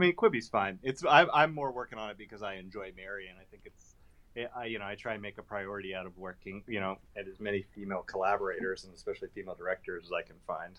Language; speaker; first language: English; native; English